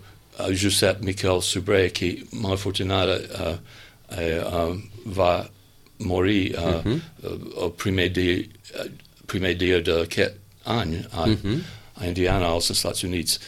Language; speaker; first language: Catalan; non-native, learner; English